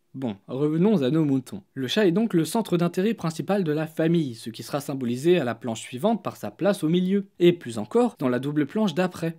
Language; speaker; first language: French; native; French